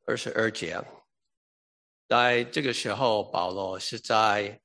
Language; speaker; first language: Chinese; early bilingual, heritage; English